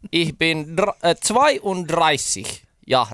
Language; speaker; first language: German; non-native, learner; Finnish